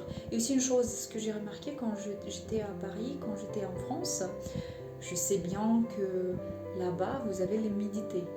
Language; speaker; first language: French; non-native, learner; Russian